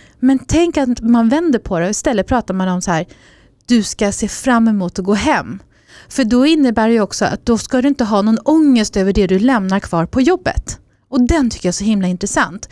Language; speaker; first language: Swedish; native; Swedish